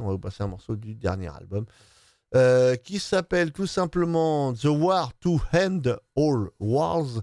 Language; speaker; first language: French; native; French